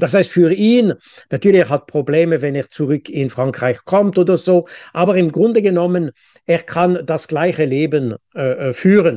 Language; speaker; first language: German; non-native, local second language; French